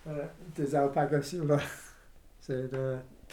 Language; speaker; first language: French; non-native, learner; English